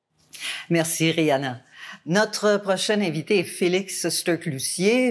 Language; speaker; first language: French; native; French